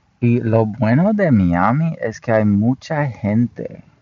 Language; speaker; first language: Spanish; non-native, fluent; English